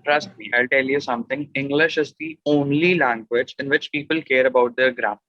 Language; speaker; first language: English; non-native, local second language; Hindi